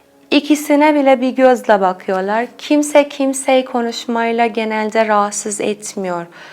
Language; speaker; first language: Turkish; non-native, fluent; Persian